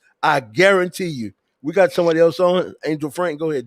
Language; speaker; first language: English; native; English